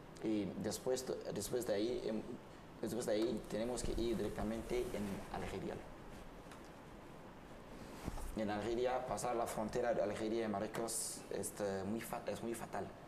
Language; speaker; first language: Spanish; non-native, learner; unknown